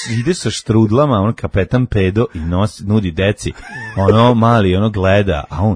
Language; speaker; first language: Serbian; native; Serbian